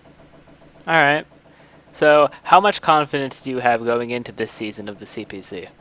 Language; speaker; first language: English; native; English